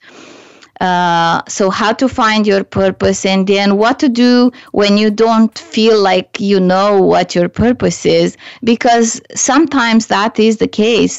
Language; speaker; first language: English; non-native, fluent; Romanian